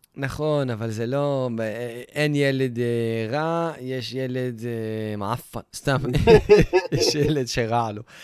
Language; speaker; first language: Hebrew; native; Hebrew